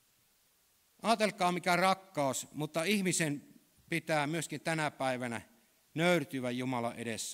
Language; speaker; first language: Finnish; native; Finnish